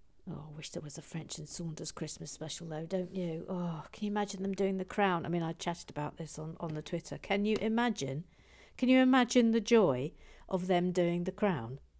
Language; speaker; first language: English; native; English